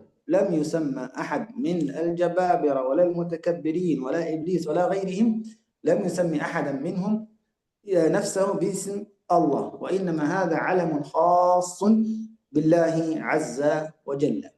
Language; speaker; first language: Arabic; native; Arabic